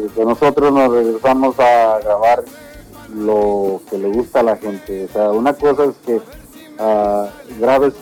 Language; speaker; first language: Spanish; early bilingual, heritage; Spanish